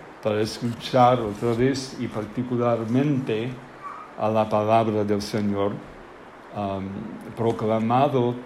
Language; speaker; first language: Spanish; non-native, fluent; English